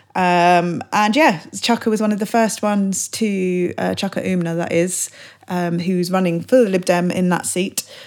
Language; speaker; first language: English; native; English